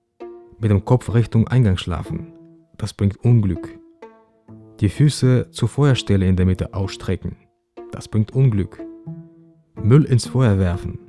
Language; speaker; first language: German; native; German